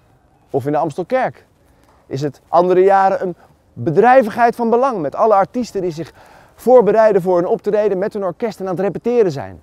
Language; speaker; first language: Dutch; native; Dutch